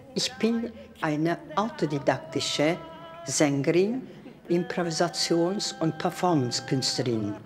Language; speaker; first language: German; non-native, fluent; Turkish